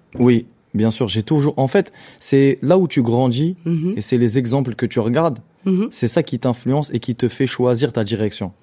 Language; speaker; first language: French; non-native, local second language; Arabic